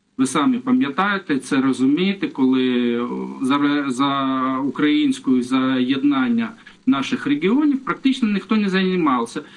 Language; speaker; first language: Ukrainian; non-native, local second language; Russian